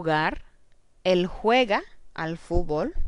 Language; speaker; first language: Spanish; non-native, fluent; English